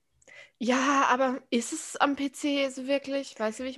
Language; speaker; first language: German; native; German